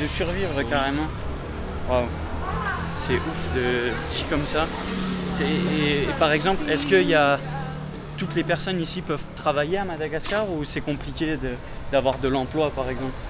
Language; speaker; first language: French; native; French